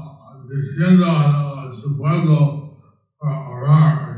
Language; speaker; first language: Spanish; non-native, learner; English